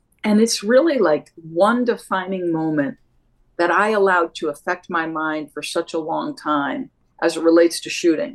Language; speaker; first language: English; native; English